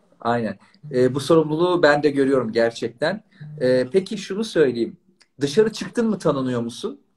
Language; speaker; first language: Turkish; native; Turkish